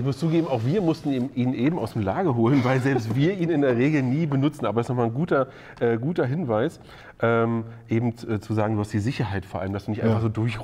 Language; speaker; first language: German; native; German